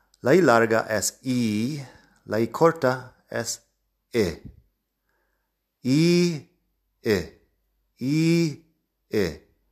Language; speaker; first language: Spanish; non-native, fluent; English